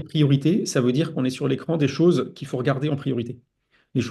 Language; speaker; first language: French; native; French